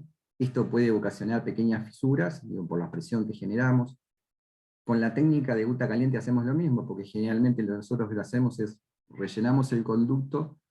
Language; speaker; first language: Spanish; native; Spanish